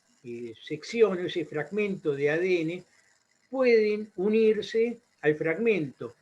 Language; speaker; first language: Spanish; native; Spanish